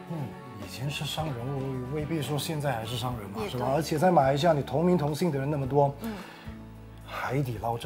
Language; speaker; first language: Chinese; native; Chinese